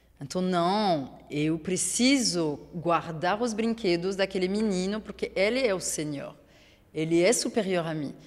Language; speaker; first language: Portuguese; non-native, fluent; French